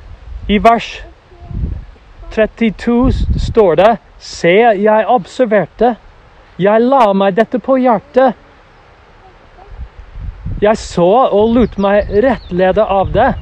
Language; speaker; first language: Norwegian; non-native, fluent; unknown